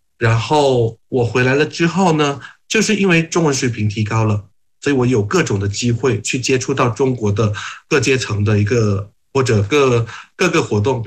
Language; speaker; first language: Chinese; non-native, fluent; Thai